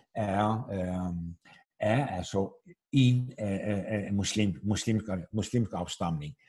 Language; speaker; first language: Danish; non-native, fluent; Turkish